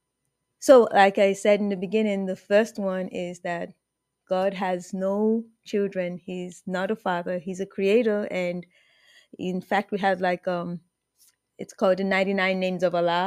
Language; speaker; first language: English; non-native, local second language; Yoruba